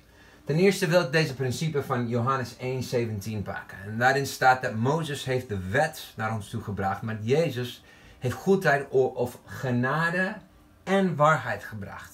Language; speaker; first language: Dutch; non-native, fluent; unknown